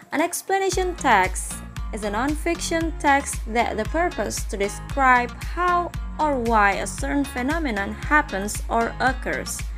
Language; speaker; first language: English; non-native, fluent; Indonesian